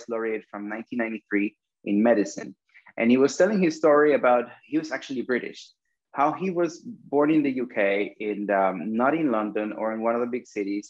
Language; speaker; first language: English; non-native, fluent; Spanish